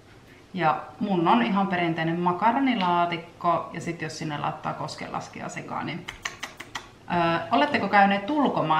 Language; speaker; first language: Finnish; native; Finnish